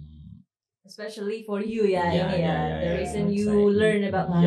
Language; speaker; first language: English; non-native, learner; Indonesian